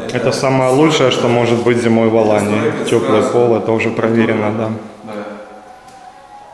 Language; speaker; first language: Russian; native; Russian